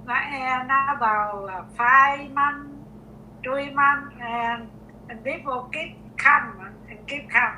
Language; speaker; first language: English; non-native, learner; Vietnamese